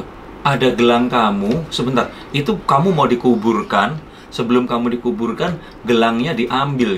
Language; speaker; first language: Indonesian; native; Indonesian